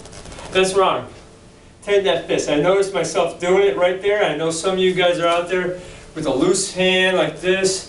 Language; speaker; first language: English; native; English